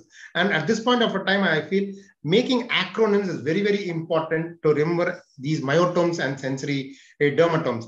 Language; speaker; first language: English; non-native, local second language; Telugu